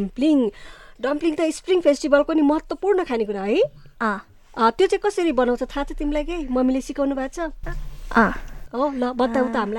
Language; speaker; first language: Nepali; native; Nepali